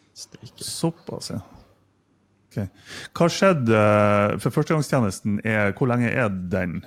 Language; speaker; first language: Norwegian; non-native, fluent; German